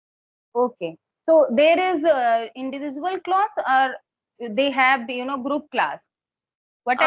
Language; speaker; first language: English; non-native, fluent; Hindi